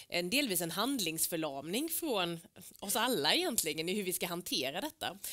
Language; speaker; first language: Swedish; native; Swedish